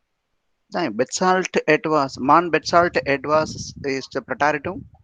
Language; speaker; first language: German; non-native, learner; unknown